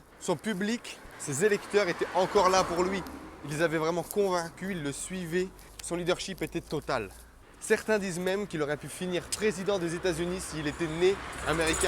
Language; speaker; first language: French; native; French